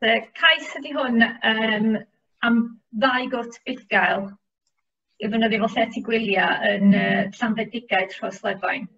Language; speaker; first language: Welsh; native; Welsh